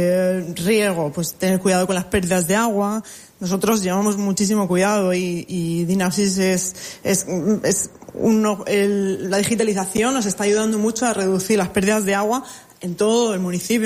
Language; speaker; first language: Spanish; native; Spanish